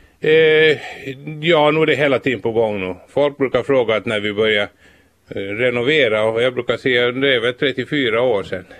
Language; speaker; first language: Swedish; native; Swedish